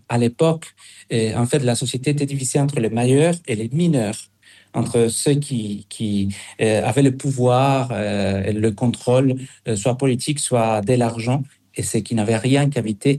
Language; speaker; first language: French; non-native, fluent; Spanish